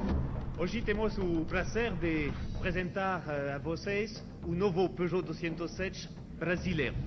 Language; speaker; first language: Portuguese; non-native, fluent; French